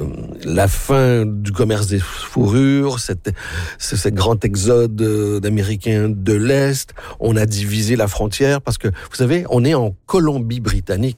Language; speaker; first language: French; native; French